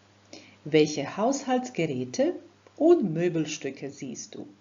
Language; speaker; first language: German; non-native, fluent; Croatian